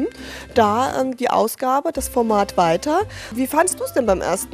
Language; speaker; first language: German; native; German